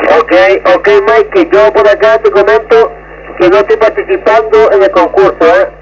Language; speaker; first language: Spanish; native; Spanish